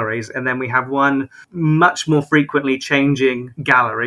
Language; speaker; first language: English; native; English